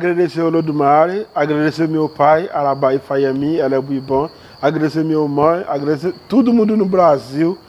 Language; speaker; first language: Portuguese; non-native, learner; Yoruba